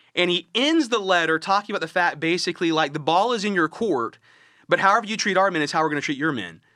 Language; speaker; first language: English; native; English